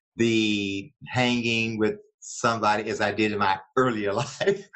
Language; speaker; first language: English; native; English